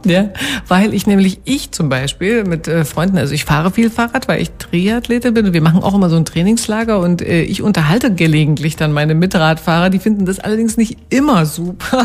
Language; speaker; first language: German; native; German